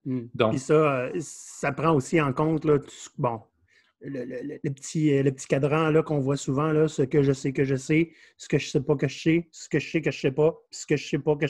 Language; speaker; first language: French; native; French